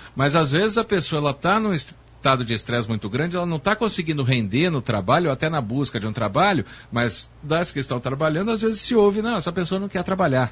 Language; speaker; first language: Portuguese; native; Portuguese